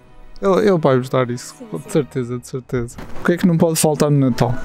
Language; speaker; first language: Portuguese; native; Portuguese